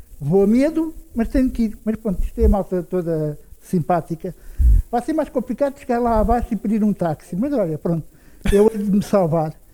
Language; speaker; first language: Portuguese; native; Portuguese